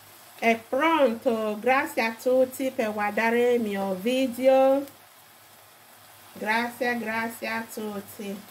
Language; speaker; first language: Italian; non-native, learner; English